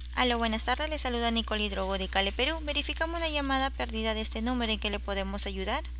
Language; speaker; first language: Spanish; native; Spanish